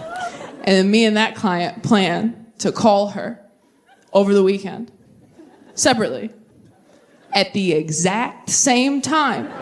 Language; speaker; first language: English; native; English